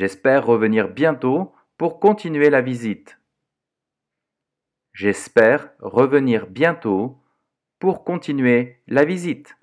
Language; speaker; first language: French; non-native, fluent; Portuguese